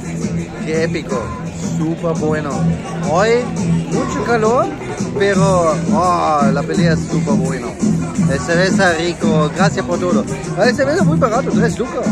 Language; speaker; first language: Spanish; non-native, learner; German